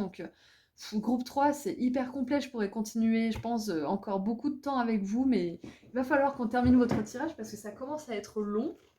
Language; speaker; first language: French; native; French